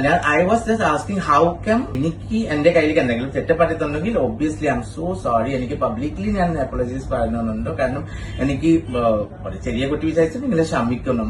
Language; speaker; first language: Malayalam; non-native, fluent; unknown